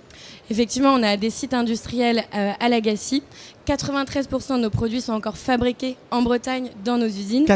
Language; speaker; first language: French; native; French